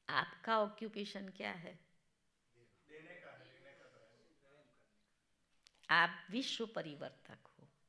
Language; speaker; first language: Hindi; non-native, local second language; Gujarati